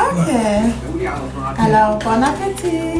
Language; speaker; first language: French; non-native, fluent; German